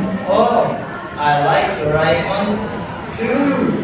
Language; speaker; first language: English; non-native, local second language; Javanese